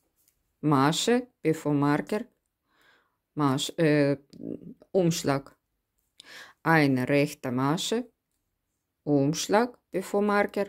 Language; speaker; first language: German; non-native, learner; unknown